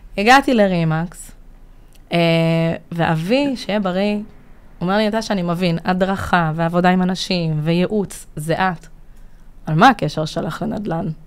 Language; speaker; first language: Hebrew; early bilingual, other home language; Russian